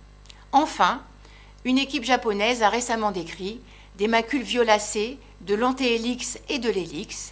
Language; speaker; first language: French; native; French